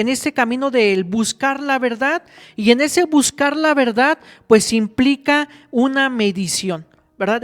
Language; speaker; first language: Spanish; native; Spanish